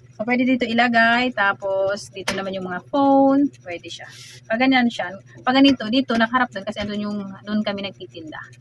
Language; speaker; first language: Filipino; native; Filipino